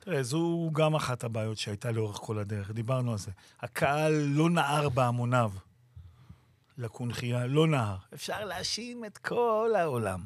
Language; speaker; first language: Hebrew; native; Hebrew